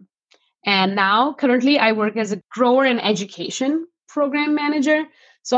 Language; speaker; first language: English; non-native, local second language; Hindi